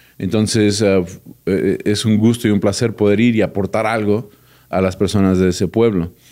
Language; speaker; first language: Spanish; early bilingual, heritage; Spanish